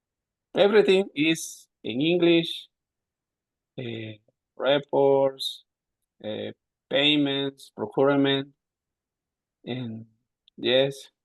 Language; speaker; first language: English; non-native, learner; Spanish